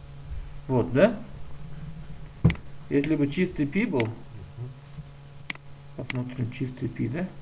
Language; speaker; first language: Russian; native; Russian